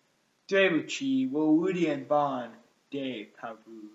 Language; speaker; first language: Chinese; non-native, learner; English